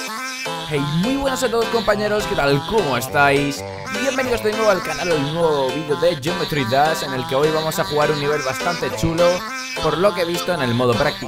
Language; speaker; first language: Spanish; native; Spanish